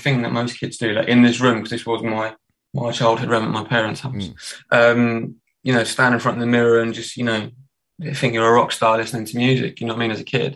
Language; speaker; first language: English; native; English